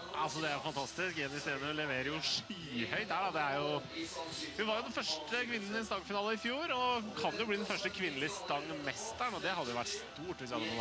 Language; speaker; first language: Norwegian; native; Norwegian